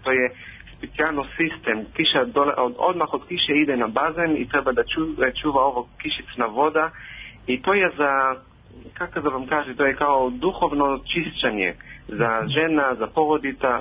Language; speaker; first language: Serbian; non-native, learner; Hebrew